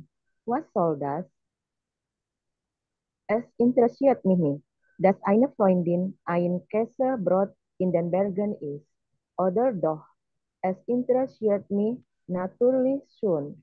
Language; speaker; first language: German; non-native, learner; Indonesian